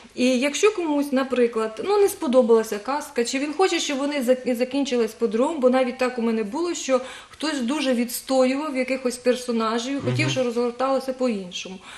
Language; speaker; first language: Ukrainian; native; Ukrainian